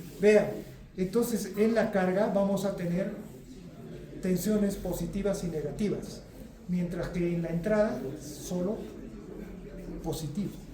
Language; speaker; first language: Spanish; native; Spanish